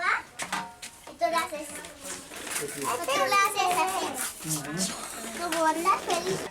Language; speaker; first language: Spanish; native; Spanish